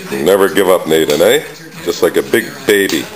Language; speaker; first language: English; native; English